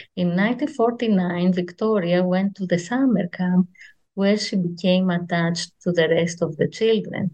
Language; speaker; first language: English; non-native, fluent; Greek